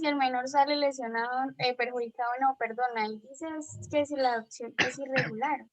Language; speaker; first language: Spanish; native; Spanish